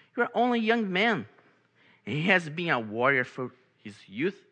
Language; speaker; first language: English; non-native, fluent; Portuguese